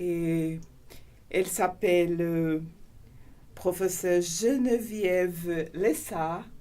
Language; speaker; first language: French; non-native, learner; Portuguese